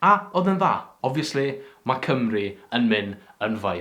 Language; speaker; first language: Welsh; native; Welsh